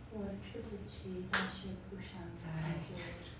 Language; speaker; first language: Chinese; non-native, learner; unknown